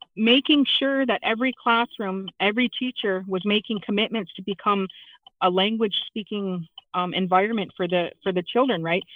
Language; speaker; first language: English; native; English